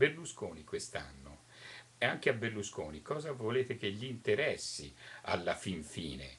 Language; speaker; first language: Italian; native; Italian